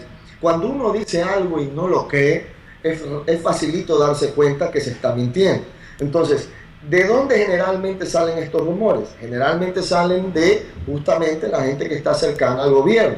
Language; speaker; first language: Spanish; native; Spanish